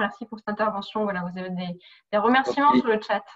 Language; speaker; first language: French; native; French